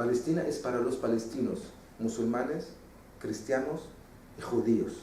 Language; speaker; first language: Spanish; non-native, fluent; Arabic